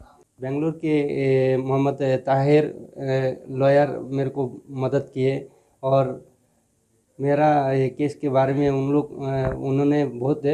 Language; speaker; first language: Hindi; non-native, local second language; Bangla